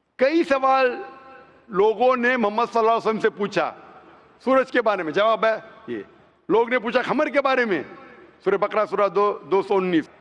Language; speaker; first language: Hindi; non-native, local second language; Konkani